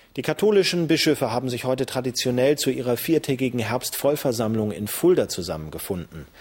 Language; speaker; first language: German; native; German